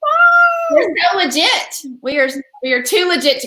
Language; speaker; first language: English; native; English